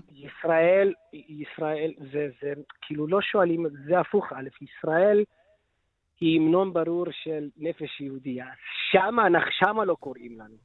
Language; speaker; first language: Hebrew; non-native, local second language; Arabic